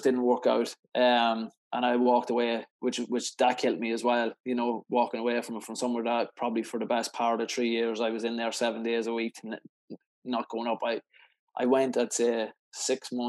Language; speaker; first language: English; native; English